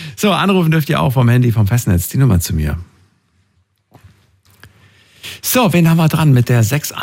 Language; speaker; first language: German; native; German